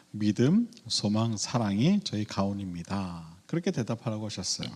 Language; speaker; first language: Korean; native; Korean